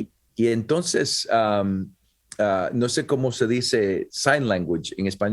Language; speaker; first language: Spanish; early bilingual, heritage; Spanish